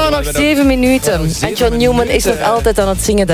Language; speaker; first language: Dutch; native; Dutch